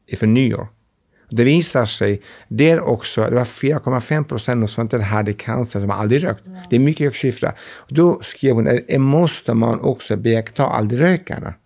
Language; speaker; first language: Swedish; non-native, fluent; Kurdish